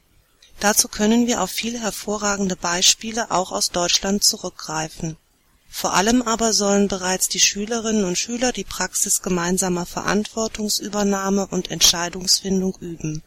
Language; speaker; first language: German; native; German